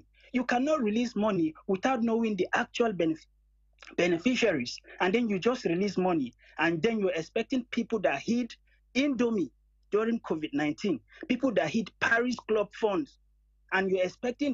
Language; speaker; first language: English; non-native, local second language; Hausa